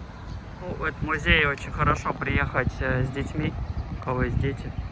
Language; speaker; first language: Russian; native; Russian